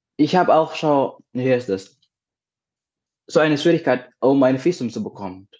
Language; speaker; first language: German; non-native, learner; Indonesian